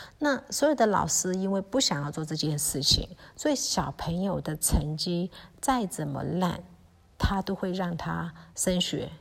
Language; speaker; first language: Chinese; early bilingual, heritage; Chinese